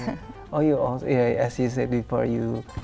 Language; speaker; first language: English; non-native, fluent; Indonesian